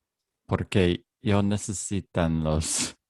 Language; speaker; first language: Spanish; non-native, learner; English